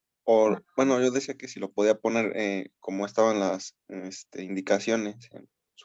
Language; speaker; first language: Spanish; native; Spanish